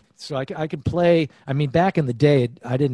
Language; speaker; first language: English; native; English